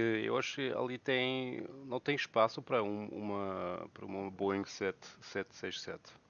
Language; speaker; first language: Portuguese; non-native, learner; German